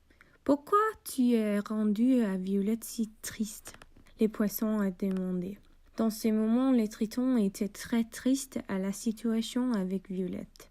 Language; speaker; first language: French; non-native, learner; English